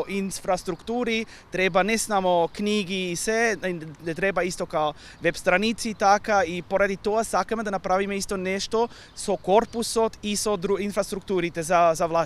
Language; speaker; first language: Macedonian; non-native, learner; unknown